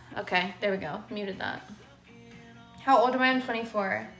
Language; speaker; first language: English; native; English